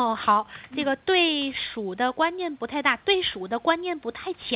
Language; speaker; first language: Chinese; native; Chinese